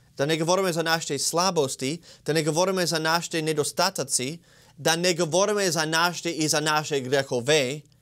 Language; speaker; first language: Bulgarian; non-native, learner; English